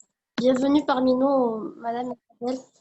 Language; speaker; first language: French; non-native, local second language; Arabic